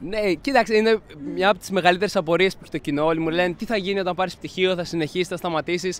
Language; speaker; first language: Greek; native; Greek